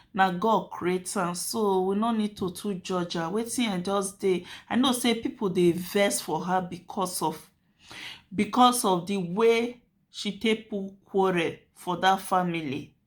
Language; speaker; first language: Nigerian Pidgin; native; Nigerian Pidgin